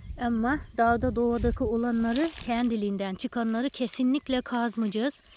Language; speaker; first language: Turkish; native; Turkish